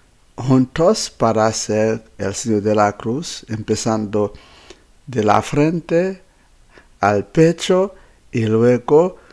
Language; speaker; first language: Spanish; non-native, fluent; Haitian Creole